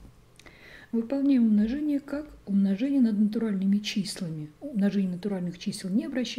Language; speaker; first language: Russian; native; Russian